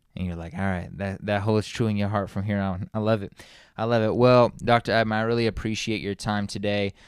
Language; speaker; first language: English; native; English